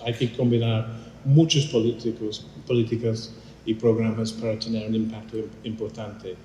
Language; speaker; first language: Spanish; non-native, fluent; English